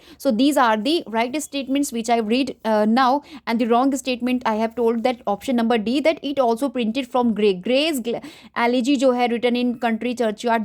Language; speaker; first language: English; non-native, local second language; Hindi